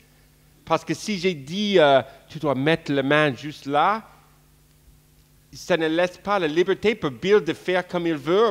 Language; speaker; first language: French; non-native, fluent; English